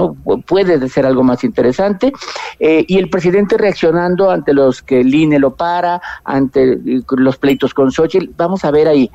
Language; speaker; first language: Spanish; native; Spanish